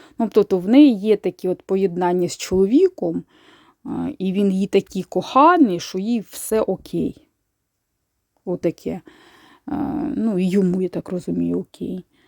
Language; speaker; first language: Ukrainian; native; Ukrainian